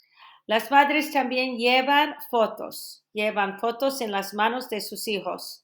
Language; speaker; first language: Spanish; non-native, fluent; English